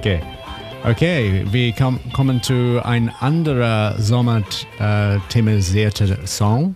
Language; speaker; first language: German; non-native, learner; English